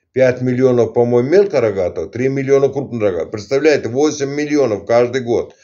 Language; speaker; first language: Russian; non-native, local second language; Turkmen